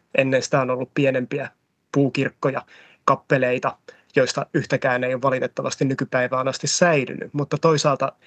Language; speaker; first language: Finnish; native; Finnish